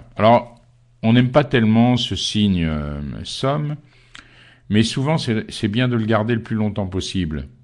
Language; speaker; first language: French; native; French